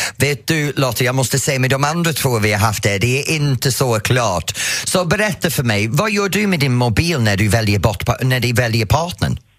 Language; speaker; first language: Swedish; non-native, fluent; English